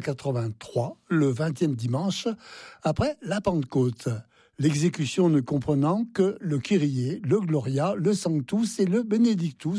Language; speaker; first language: French; native; French